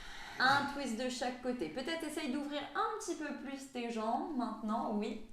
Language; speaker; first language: French; native; French